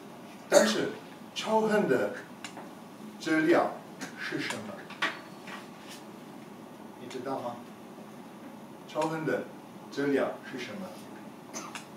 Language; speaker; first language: Chinese; non-native, learner; English